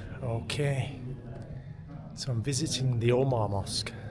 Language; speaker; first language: English; native; English